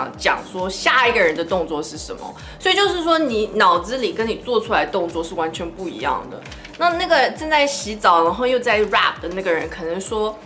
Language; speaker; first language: Chinese; early bilingual, heritage; Chinese